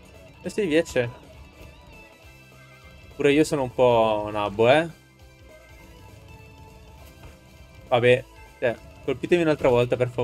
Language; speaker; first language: Italian; native; Italian